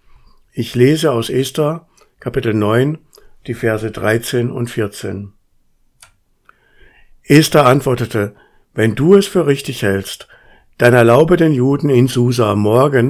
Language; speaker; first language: German; native; German